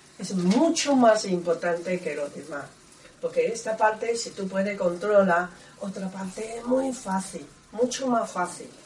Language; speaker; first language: Spanish; non-native, learner; Chinese